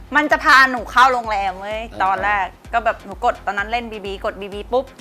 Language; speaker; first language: Thai; native; Thai